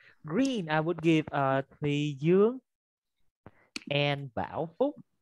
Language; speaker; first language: English; non-native, fluent; Vietnamese